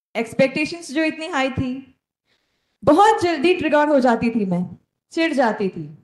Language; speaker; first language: Hindi; non-native, local second language; Konkani